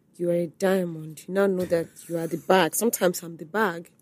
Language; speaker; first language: English; non-native, local second language; Igbo